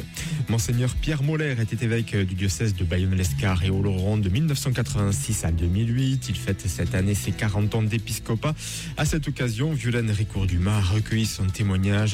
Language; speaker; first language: French; native; French